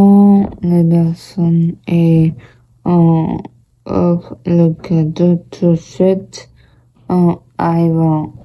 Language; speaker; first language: French; non-native, learner; Portuguese